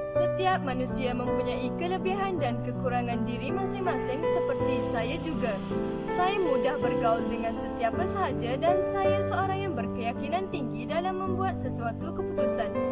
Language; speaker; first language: Malay; native; Malay